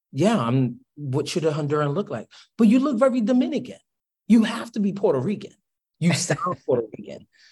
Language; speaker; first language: English; early bilingual, other home language; Spanish